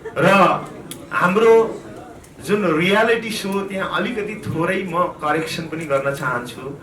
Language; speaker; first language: Nepali; native; Nepali